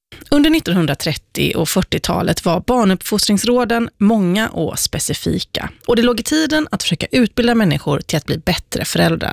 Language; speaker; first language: Swedish; native; Swedish